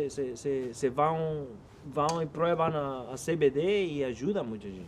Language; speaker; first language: Portuguese; non-native, learner; Spanish